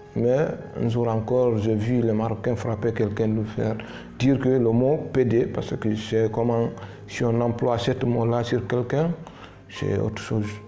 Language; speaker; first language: French; non-native, local second language; Fula